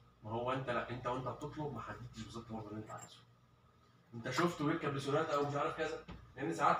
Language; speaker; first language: Arabic; native; Arabic